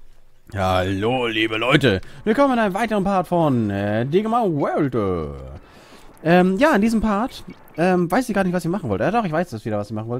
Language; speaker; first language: German; native; German